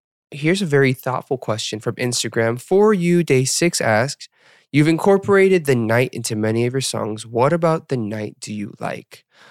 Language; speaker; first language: English; early bilingual, other home language; Korean